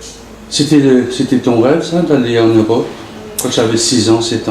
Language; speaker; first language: French; non-native, local second language; Morisyen